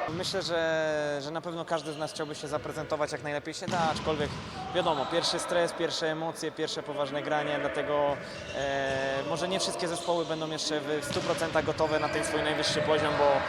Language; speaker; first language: Polish; native; Polish